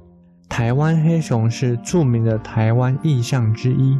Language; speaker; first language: Chinese; native; Chinese